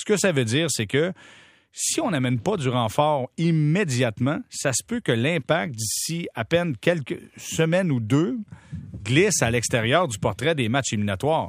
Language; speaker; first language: French; native; French